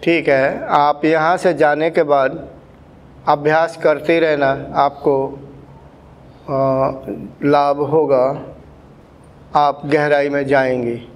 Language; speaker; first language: Hindi; native; Hindi